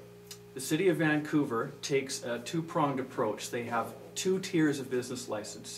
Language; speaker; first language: English; native; English